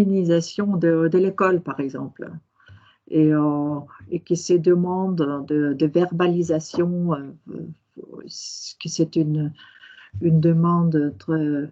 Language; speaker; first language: French; non-native, fluent; Norwegian